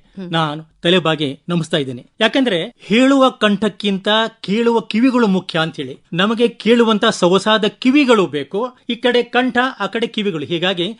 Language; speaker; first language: Kannada; non-native, local second language; Konkani